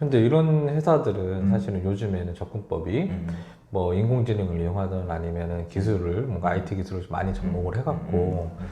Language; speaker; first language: Korean; native; Korean